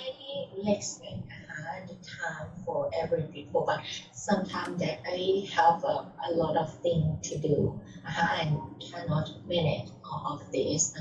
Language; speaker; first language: English; non-native, learner; Thai